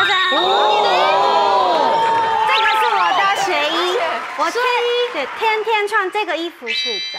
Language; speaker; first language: Chinese; non-native, fluent; Thai